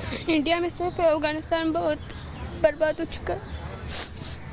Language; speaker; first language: Hindi; early bilingual, other home language; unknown